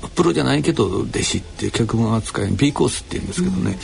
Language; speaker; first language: Japanese; native; Japanese